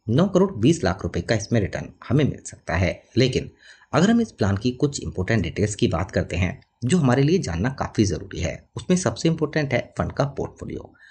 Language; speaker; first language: Hindi; native; Hindi